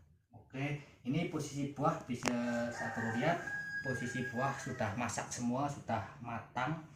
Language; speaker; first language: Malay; non-native, local second language; Javanese